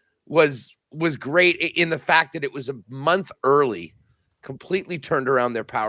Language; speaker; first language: English; native; English